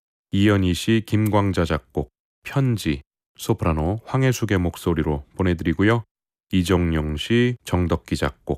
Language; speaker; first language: Korean; native; Korean